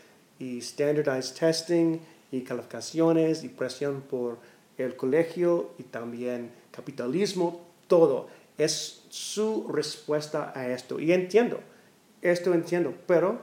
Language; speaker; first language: Spanish; non-native, learner; English